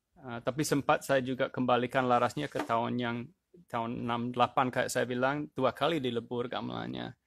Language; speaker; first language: Indonesian; non-native, fluent; English